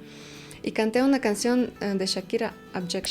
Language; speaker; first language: Spanish; non-native, fluent; Russian